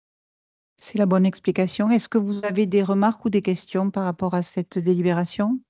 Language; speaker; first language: French; native; French